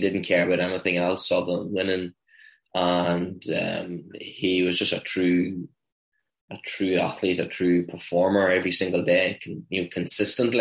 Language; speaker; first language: English; native; English